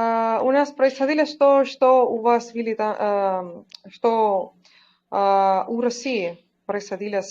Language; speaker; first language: Russian; non-native, learner; Spanish